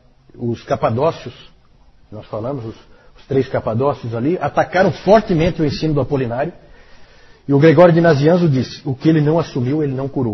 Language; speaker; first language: Portuguese; native; Portuguese